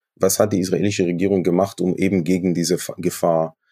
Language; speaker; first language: German; non-native, fluent; Hebrew